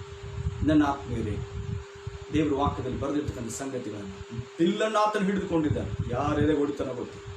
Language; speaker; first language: Kannada; native; Kannada